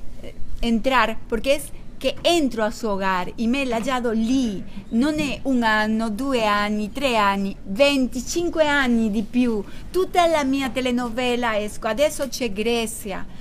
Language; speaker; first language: Italian; non-native, learner; Spanish